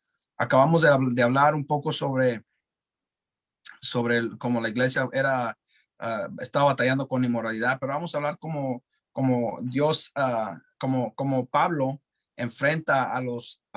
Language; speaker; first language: Spanish; early bilingual, heritage; English